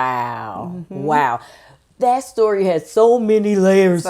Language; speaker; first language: English; native; English